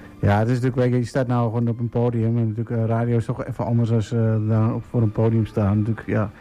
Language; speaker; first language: Dutch; native; Dutch